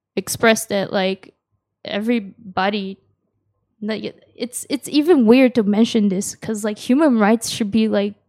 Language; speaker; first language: English; early bilingual, other home language; Japanese